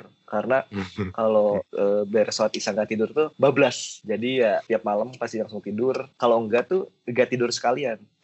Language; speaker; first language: Indonesian; native; Indonesian